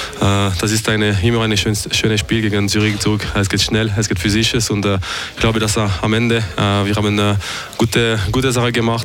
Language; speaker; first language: German; non-native, fluent; French